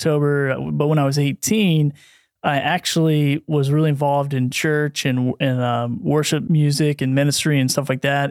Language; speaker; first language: English; native; English